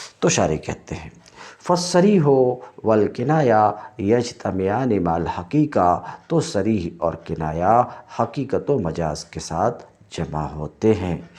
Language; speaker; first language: Urdu; native; Urdu